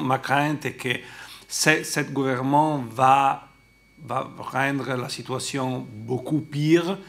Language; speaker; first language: French; non-native, fluent; Italian